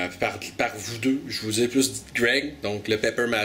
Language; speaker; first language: French; native; French